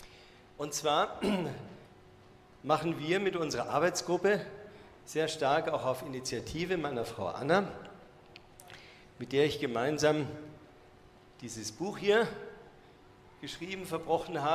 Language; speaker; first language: German; native; German